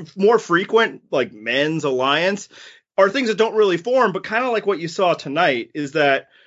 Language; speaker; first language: English; native; English